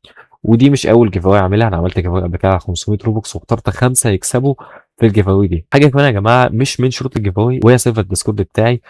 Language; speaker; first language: Arabic; native; Arabic